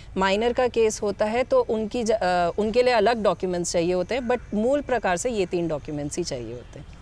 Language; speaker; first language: Hindi; native; Hindi